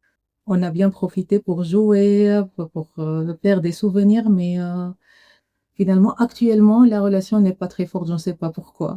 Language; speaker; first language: French; non-native, learner; Arabic